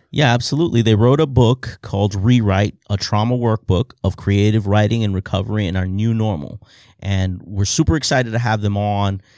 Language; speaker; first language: English; native; English